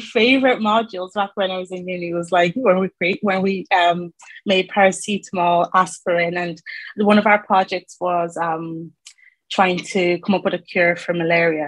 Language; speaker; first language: English; native; English